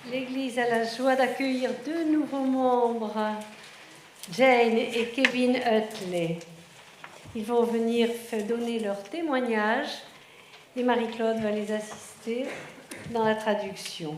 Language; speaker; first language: French; native; French